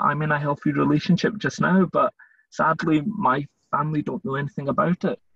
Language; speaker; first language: English; native; English